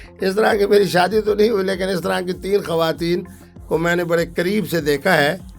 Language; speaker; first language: Urdu; non-native, local second language; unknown